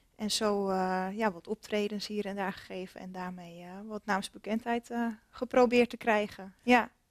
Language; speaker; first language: Dutch; native; Dutch